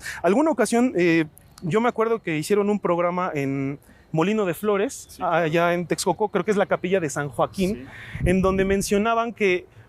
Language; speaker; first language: Spanish; native; Spanish